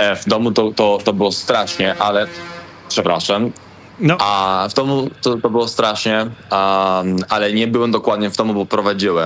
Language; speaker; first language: Polish; non-native, learner; Spanish